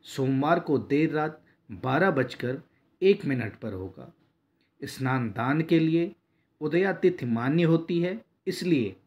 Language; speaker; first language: Hindi; native; Hindi